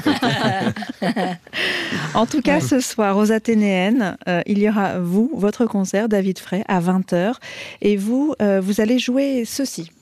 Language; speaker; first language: French; native; French